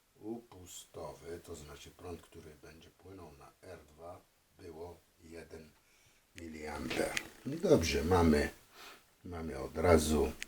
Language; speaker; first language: Polish; non-native, fluent; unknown